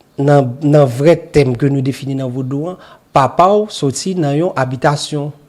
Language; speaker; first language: Haitian Creole; native; Haitian Creole